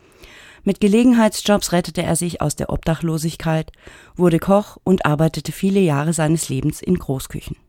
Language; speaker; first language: German; native; German